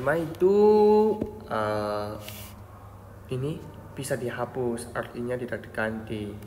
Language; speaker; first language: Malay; non-native, fluent; Chinese